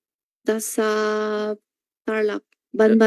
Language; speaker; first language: Filipino; non-native, learner; Chinese